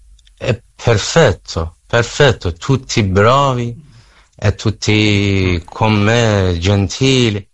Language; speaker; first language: Italian; non-native, learner; Persian